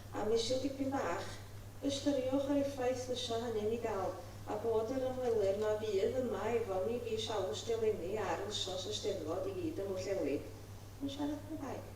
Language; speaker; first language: Welsh; native; Welsh